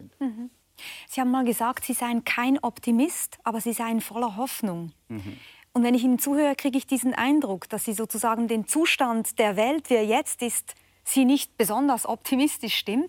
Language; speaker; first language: German; native; German